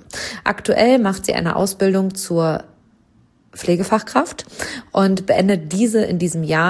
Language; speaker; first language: German; native; German